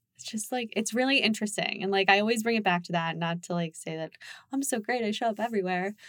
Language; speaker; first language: English; early bilingual, other home language; Japanese